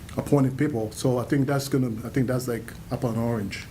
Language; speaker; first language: English; early bilingual, other home language; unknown